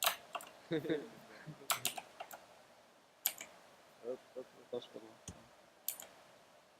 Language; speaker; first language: French; native; French